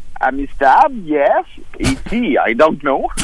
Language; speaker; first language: English; non-native, learner; French